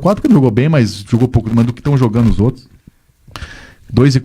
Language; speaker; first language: Portuguese; native; Portuguese